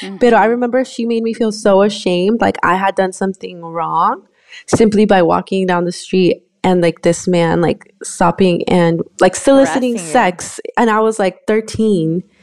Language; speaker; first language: English; early bilingual, other home language; Spanish